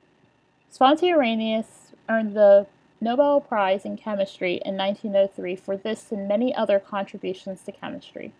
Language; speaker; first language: English; native; English